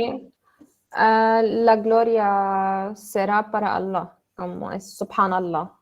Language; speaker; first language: Spanish; non-native, learner; Arabic